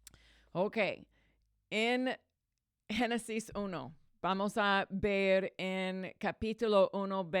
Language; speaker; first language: Spanish; non-native, fluent; English